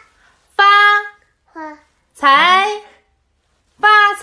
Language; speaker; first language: Chinese; native; Chinese